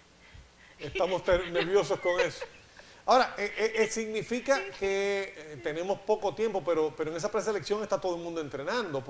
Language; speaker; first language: Spanish; native; Spanish